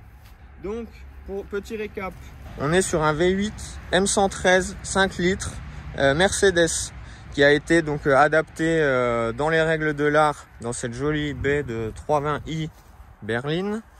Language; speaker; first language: French; native; French